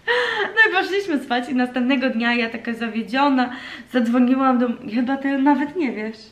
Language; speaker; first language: Polish; early bilingual, heritage; Polish